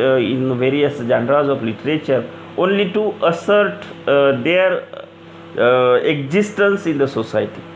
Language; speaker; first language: English; non-native, local second language; Marathi